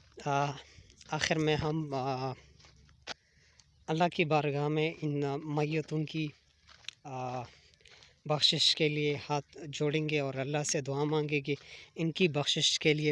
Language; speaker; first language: Urdu; non-native, local second language; Pashto